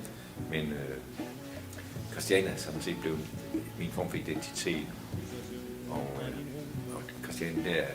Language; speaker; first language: Danish; native; Danish